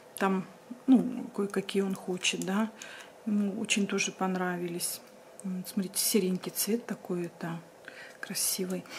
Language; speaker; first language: Russian; native; Russian